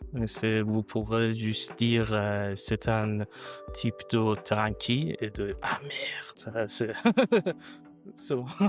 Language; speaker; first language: French; non-native, learner; Persian